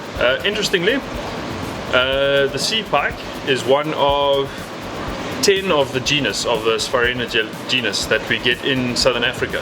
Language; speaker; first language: English; native; English